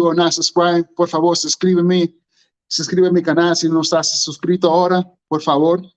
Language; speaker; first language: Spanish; non-native, learner; English